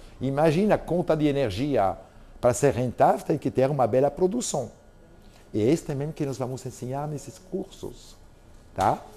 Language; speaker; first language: Portuguese; non-native, fluent; French